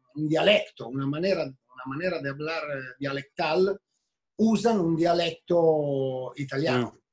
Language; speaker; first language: Spanish; non-native, fluent; Italian